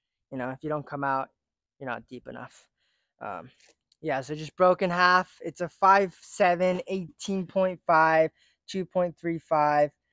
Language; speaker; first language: English; early bilingual, other home language; Japanese